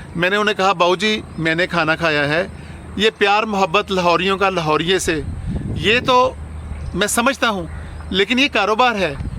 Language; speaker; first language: Urdu; non-native, local second language; Punjabi